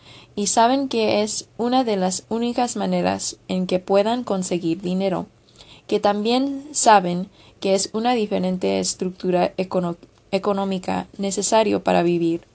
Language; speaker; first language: Spanish; non-native, fluent; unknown